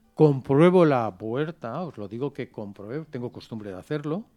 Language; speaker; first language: Spanish; non-native, local second language; Catalan